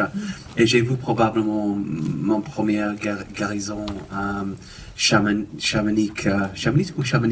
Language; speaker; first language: French; non-native, fluent; English